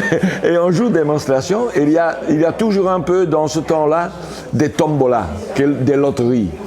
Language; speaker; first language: French; non-native, local second language; Dutch